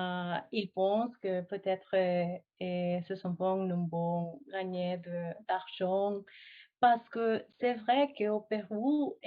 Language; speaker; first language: French; non-native, fluent; Spanish